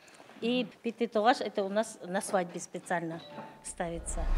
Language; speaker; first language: Russian; non-native, local second language; Uyghur